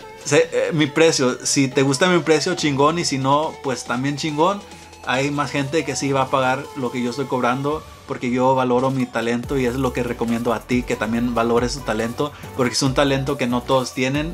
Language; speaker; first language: Spanish; early bilingual, heritage; Spanish